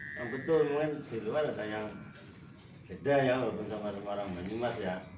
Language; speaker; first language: Indonesian; non-native, local second language; Javanese